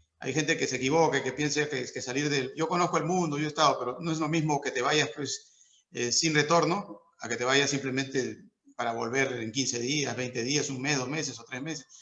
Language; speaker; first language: Spanish; native; Spanish